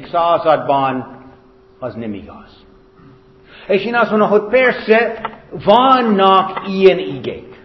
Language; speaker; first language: Hungarian; non-native, fluent; English